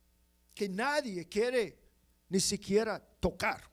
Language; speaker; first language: Spanish; non-native, fluent; English